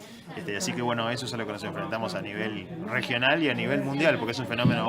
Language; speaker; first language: Spanish; native; Spanish